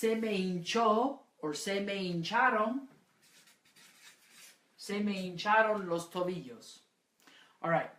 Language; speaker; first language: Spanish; non-native, fluent; English